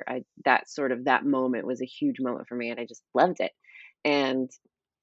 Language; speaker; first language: English; native; English